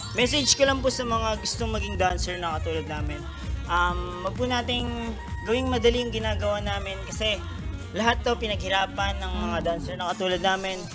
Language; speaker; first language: Filipino; native; Filipino